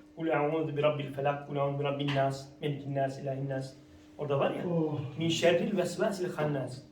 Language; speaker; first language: Turkish; native; Turkish